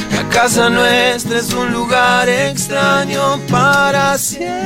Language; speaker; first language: Spanish; native; Spanish